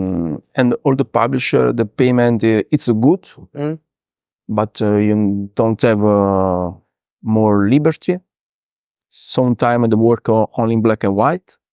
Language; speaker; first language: English; non-native, learner; Italian